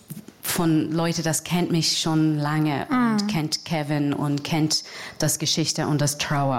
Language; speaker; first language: German; non-native, learner; English